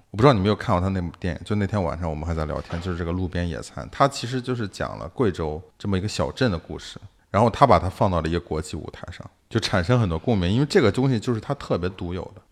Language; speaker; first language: Chinese; native; Chinese